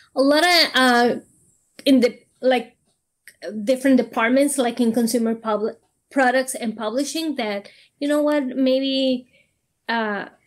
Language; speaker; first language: English; non-native, fluent; Spanish